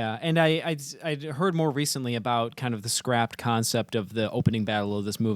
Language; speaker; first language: English; native; English